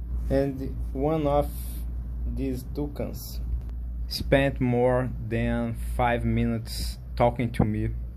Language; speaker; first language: English; non-native, learner; Portuguese